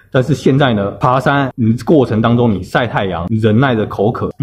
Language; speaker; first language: Chinese; native; Chinese